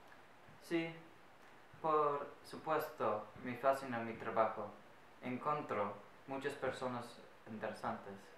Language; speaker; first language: Spanish; non-native, learner; English